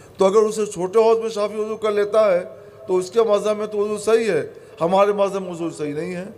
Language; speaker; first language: Urdu; native; Urdu